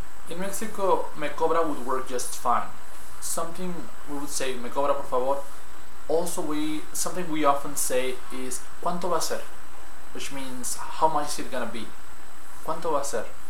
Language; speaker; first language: English; non-native, fluent; Spanish